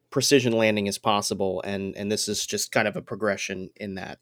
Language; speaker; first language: English; native; English